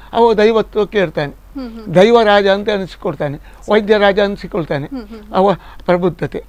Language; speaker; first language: Kannada; non-native, local second language; Tulu